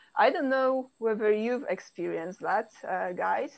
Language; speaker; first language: English; non-native, fluent; Polish